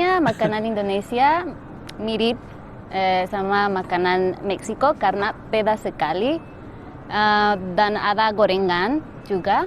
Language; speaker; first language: Indonesian; non-native, fluent; Spanish